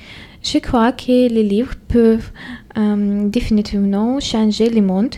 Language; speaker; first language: French; non-native, learner; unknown